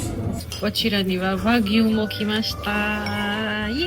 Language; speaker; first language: Japanese; non-native, fluent; Georgian